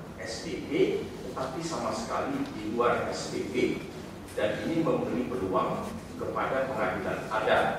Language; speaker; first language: Indonesian; native; Indonesian